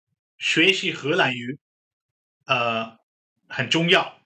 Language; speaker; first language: Chinese; non-native, fluent; Dutch